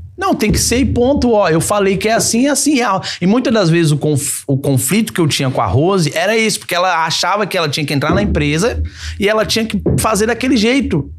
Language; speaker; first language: Portuguese; native; Portuguese